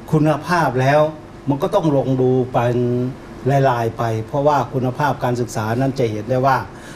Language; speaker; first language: Thai; native; Thai